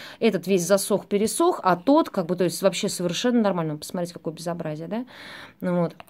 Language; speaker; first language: Russian; native; Russian